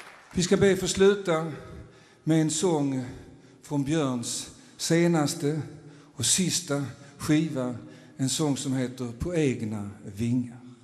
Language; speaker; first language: Swedish; native; Swedish